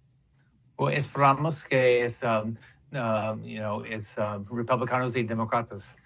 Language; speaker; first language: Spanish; non-native, learner; English